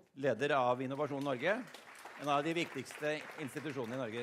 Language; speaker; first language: Norwegian; native; Norwegian